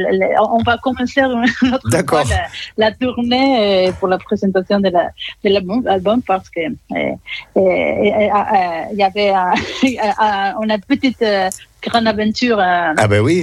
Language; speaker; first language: French; non-native, fluent; Spanish